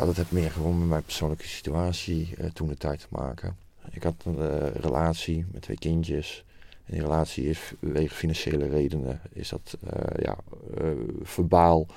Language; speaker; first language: Dutch; native; Dutch